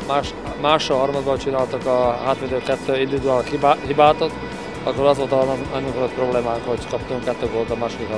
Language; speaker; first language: Hungarian; non-native, learner; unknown